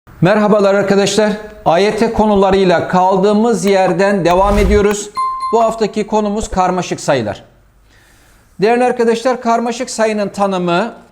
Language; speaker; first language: Turkish; native; Turkish